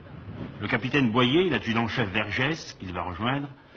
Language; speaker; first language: French; native; French